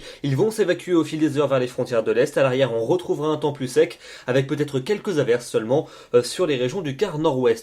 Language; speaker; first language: French; native; French